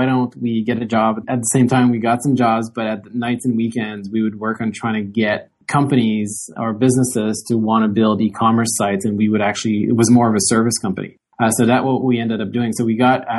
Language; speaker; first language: English; native; English